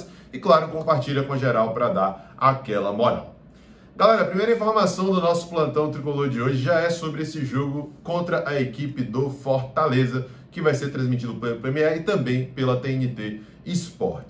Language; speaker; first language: Portuguese; native; Portuguese